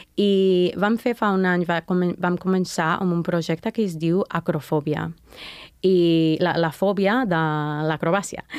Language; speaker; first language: Catalan; non-native, fluent; English